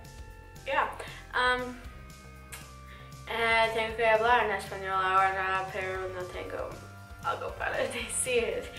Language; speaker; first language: Spanish; non-native, learner; English